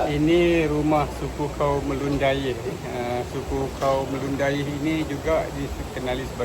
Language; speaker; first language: Malay; native; Malay